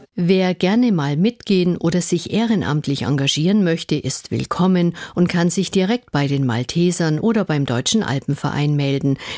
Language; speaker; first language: German; native; German